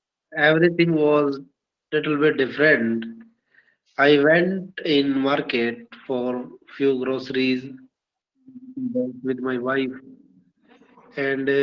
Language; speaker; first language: English; non-native, learner; Hindi